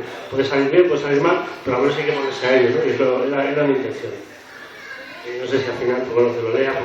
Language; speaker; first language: Spanish; native; Spanish